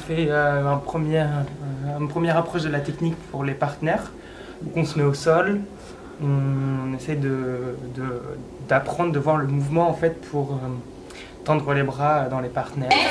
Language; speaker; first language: French; native; French